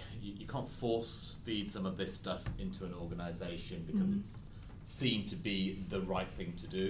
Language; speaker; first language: English; native; English